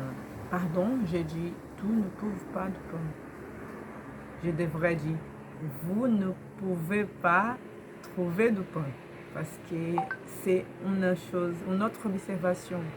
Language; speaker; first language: French; non-native, learner; Portuguese